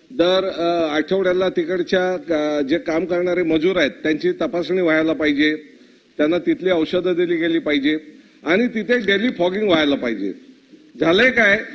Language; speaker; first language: Marathi; native; Marathi